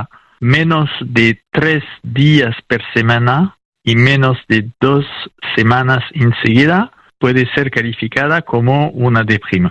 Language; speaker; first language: Spanish; non-native, fluent; French